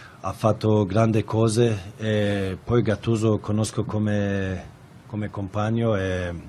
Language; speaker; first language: Italian; non-native, fluent; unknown